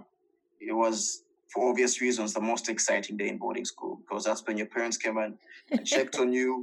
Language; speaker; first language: English; non-native, local second language; Ganda